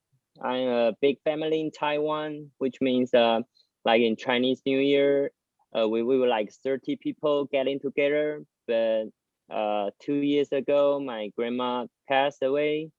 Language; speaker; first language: English; non-native, learner; Chinese